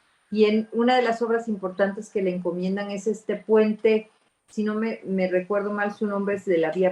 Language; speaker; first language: Spanish; native; Spanish